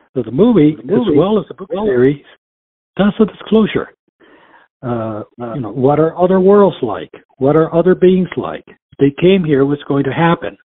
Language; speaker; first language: English; early bilingual, other home language; Spanish